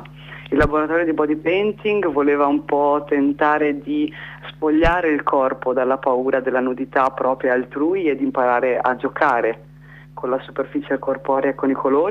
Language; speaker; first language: Italian; native; Italian